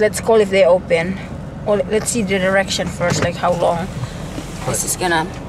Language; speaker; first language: English; non-native, fluent; Indonesian